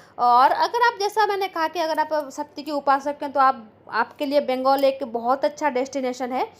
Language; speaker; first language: Hindi; non-native, local second language; Bangla